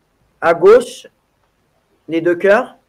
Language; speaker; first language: French; native; French